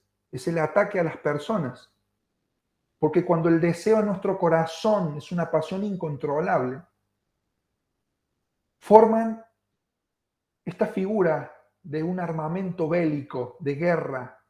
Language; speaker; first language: Spanish; native; Spanish